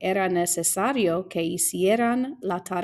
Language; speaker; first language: Spanish; non-native, fluent; English